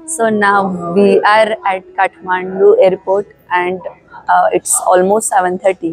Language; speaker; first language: English; non-native, local second language; Marathi